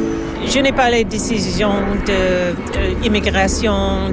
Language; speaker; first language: French; non-native, local second language; English